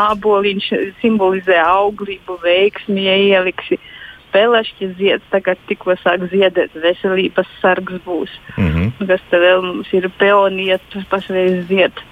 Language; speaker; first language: Latvian; native; Latvian